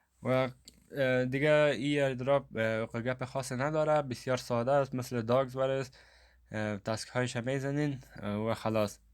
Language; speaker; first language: Persian; native; Persian